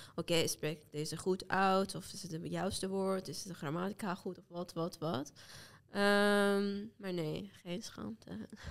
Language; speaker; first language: Dutch; non-native, fluent; Azerbaijani